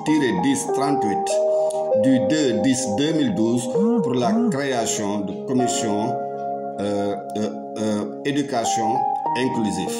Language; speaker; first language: French; non-native, local second language; Wolof